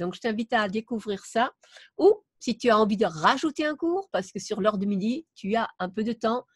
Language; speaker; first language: French; non-native, fluent; German